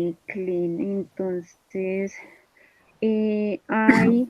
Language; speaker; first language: English; non-native, learner; Spanish